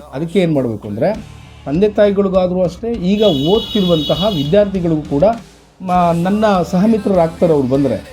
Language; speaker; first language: Kannada; native; Kannada